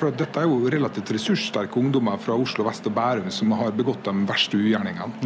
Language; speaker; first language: Norwegian; native; Norwegian